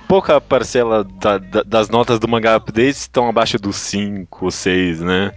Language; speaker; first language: Portuguese; native; Portuguese